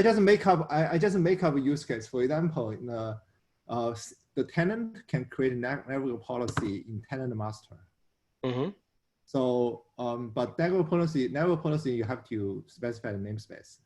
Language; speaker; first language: English; non-native, fluent; Chinese